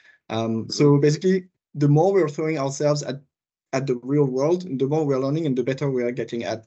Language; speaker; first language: English; non-native, fluent; French